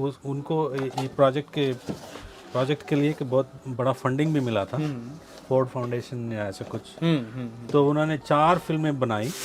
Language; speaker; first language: Hindi; non-native, local second language; Kannada